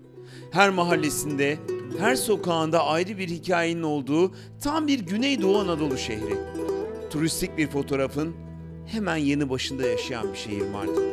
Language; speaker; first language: Turkish; native; Turkish